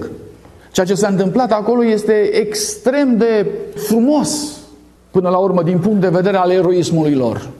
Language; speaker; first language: Romanian; native; Romanian